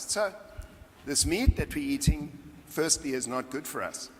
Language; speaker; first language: English; native; English